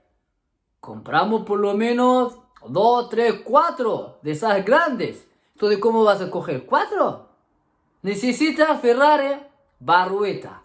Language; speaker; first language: Spanish; non-native, fluent; Arabic